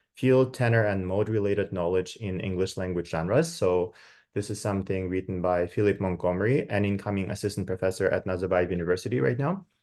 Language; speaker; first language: English; non-native, fluent; Kazakh